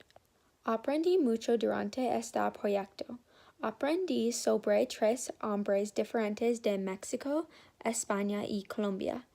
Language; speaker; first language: Spanish; non-native, learner; English